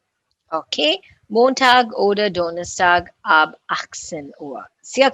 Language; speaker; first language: German; non-native, learner; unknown